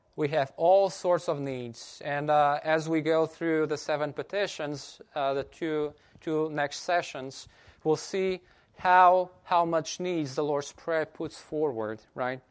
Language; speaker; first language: English; non-native, fluent; Portuguese